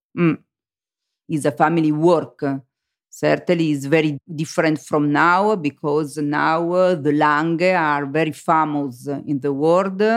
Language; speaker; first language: English; non-native, learner; Italian